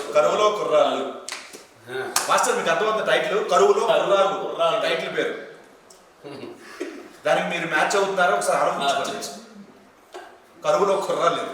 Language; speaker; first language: Telugu; native; Telugu